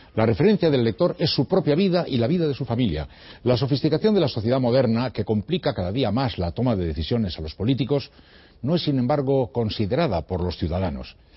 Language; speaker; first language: Spanish; native; Spanish